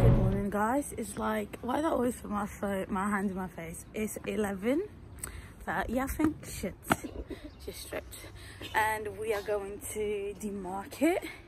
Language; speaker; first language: English; early bilingual, other home language; Portuguese